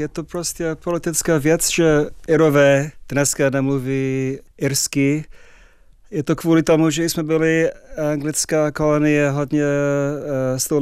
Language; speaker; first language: Czech; non-native, fluent; English